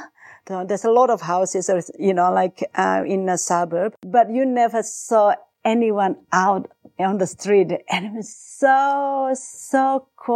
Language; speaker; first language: English; non-native, fluent; Javanese